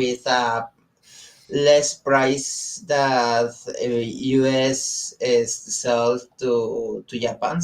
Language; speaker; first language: English; non-native, learner; Spanish